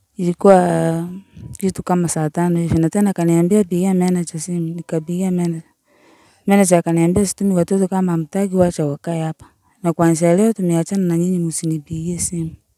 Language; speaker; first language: Swahili; non-native, local second language; Gusii